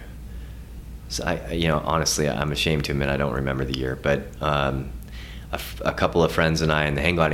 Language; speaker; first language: English; native; English